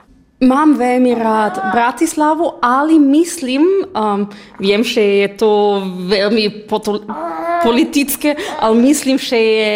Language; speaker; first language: Slovak; non-native, learner; German